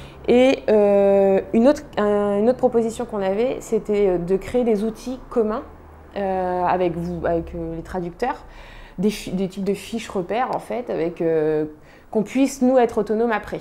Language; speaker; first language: French; native; French